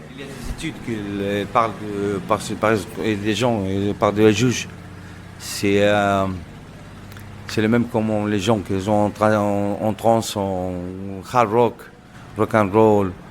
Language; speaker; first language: French; non-native, local second language; Arabic